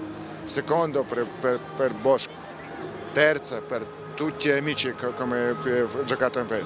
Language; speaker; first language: Italian; non-native, learner; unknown